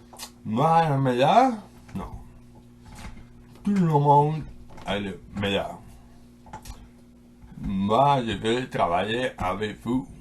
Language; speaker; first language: French; non-native, local second language; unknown